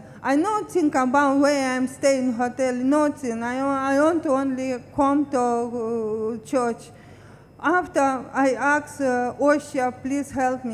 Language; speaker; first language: English; non-native, learner; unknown